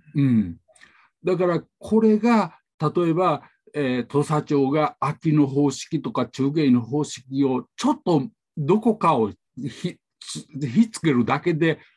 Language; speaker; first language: Japanese; native; Japanese